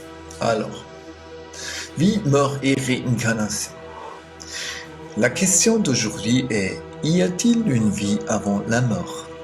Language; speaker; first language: French; non-native, learner; German